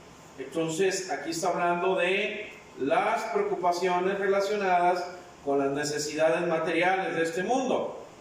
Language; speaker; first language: Spanish; native; Spanish